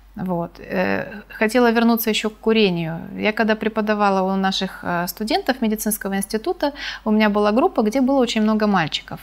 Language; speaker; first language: Russian; native; Russian